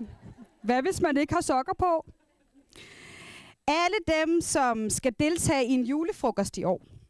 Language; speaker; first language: Danish; non-native, local second language; Kalaallisut